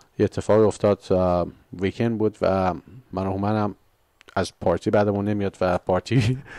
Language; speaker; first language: Persian; early bilingual, heritage; Persian